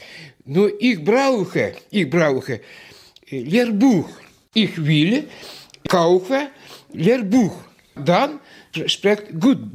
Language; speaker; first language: German; non-native, learner; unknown